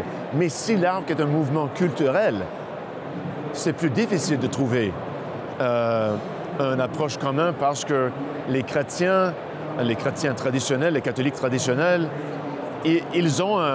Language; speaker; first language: French; non-native, local second language; English